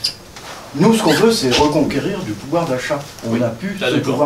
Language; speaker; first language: French; native; French